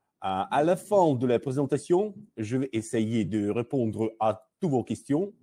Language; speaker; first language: French; non-native, learner; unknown